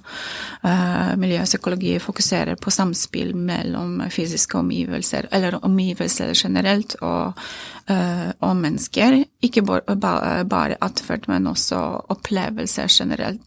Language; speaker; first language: Norwegian; non-native, fluent; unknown